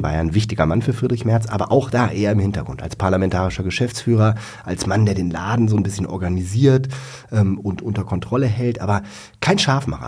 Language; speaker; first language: German; native; German